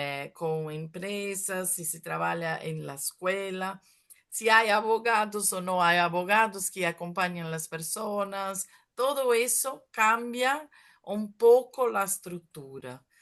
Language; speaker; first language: Spanish; non-native, fluent; Portuguese